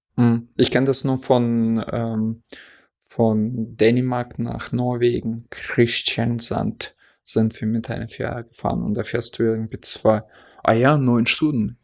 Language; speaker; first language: German; non-native, fluent; Russian